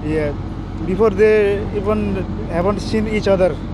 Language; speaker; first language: English; non-native, learner; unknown